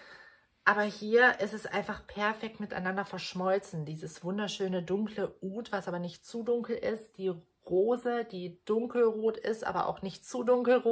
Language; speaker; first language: German; native; German